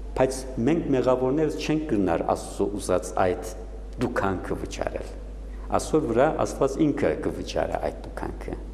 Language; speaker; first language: Armenian; native; Armenian